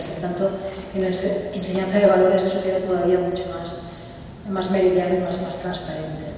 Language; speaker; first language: Spanish; native; Spanish